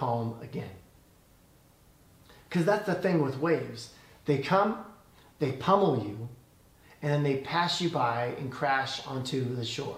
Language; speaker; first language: English; native; English